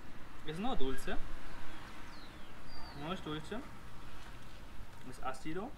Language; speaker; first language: Spanish; non-native, learner; German